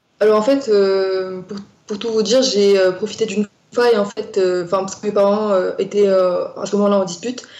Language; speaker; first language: French; non-native, local second language; Arabic